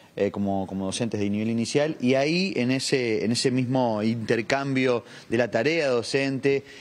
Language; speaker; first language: Spanish; native; Spanish